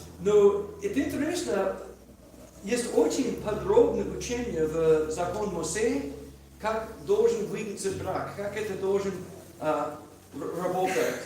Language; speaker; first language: Russian; non-native, learner; English